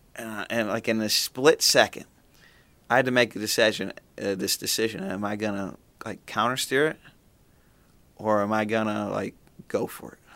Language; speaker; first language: English; native; English